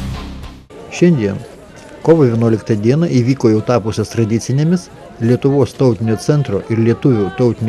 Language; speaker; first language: Lithuanian; native; Lithuanian